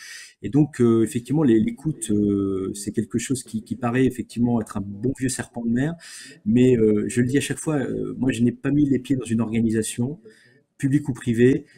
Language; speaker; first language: French; native; French